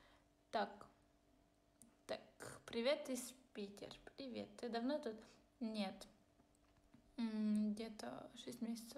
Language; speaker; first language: Russian; non-native, local second language; Ukrainian